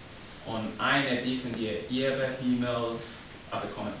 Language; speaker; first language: German; non-native, learner; English